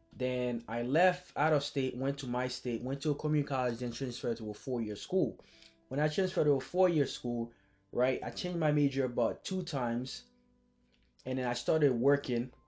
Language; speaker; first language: English; early bilingual, other home language; Haitian Creole